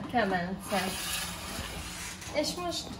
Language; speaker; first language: Hungarian; early bilingual, heritage; English